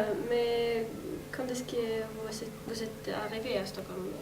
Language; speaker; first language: French; non-native, learner; Swedish